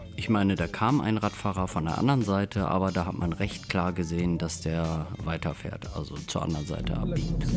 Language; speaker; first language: German; native; German